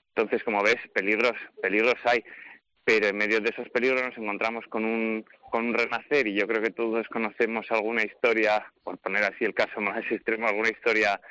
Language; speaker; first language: Spanish; native; Spanish